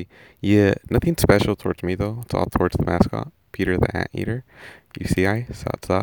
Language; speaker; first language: English; early bilingual, other home language; Spanish